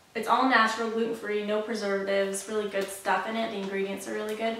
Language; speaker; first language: English; native; English